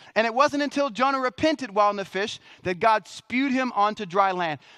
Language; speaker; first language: English; native; English